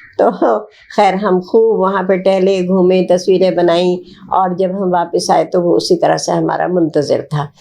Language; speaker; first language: Urdu; native; Urdu